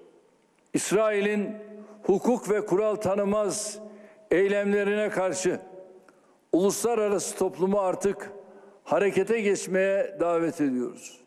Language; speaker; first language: Turkish; native; Turkish